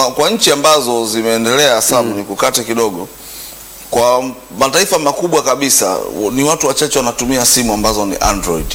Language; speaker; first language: Swahili; non-native, local second language; Sukuma